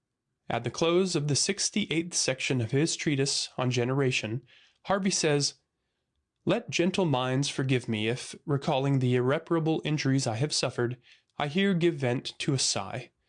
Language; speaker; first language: English; native; English